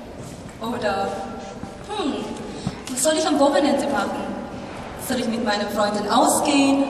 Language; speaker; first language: German; non-native, fluent; Filipino